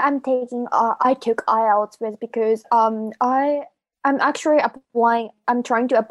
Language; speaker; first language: English; non-native, fluent; Japanese